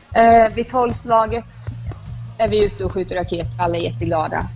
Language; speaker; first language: Swedish; native; Swedish